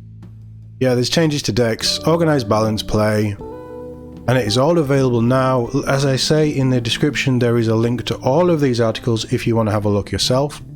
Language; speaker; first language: English; native; English